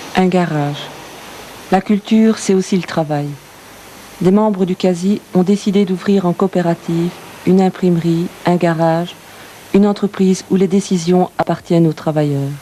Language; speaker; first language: French; native; French